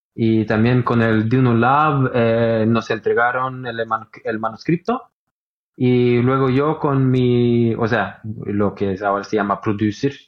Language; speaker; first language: Spanish; early bilingual, heritage; Norwegian